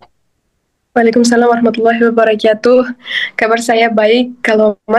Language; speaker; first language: Indonesian; non-native, fluent; Uzbek